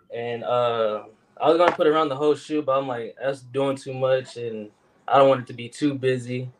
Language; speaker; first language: English; native; English